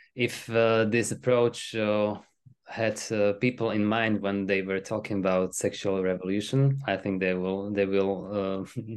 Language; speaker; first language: English; non-native, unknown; Slovak